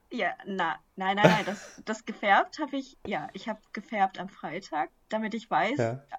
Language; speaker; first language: German; early bilingual, other home language; Vietnamese